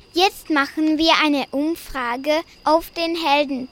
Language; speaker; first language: German; native; German